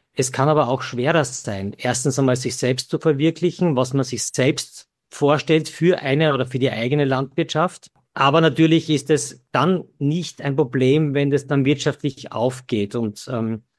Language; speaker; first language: German; native; German